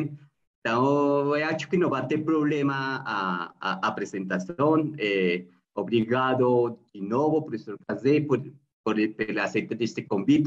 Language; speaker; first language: Portuguese; non-native, learner; Spanish